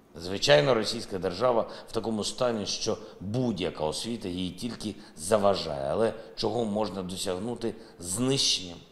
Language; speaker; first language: Ukrainian; non-native, local second language; Russian